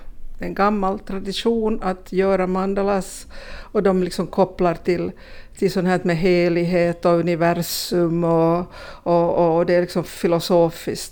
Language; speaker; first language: Swedish; native; Swedish